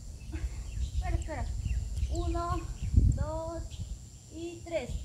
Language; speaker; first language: Spanish; native; Spanish